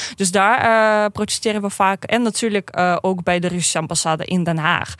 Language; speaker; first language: Dutch; non-native, fluent; Russian